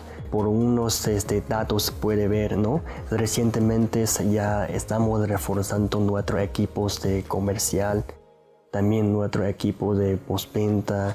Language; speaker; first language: Spanish; non-native, learner; Chinese